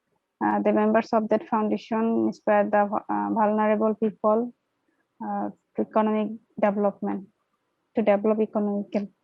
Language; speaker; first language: English; non-native, learner; Bangla